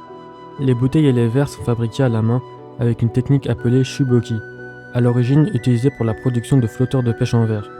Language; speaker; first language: French; native; French